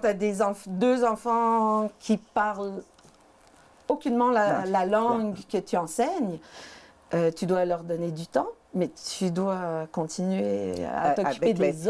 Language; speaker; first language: French; native; French